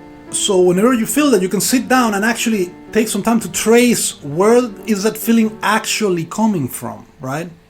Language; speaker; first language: English; non-native, fluent; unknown